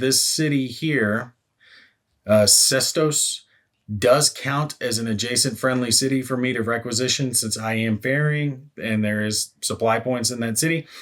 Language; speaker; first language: English; native; English